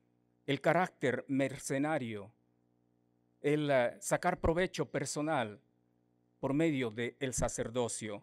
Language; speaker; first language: Spanish; native; Spanish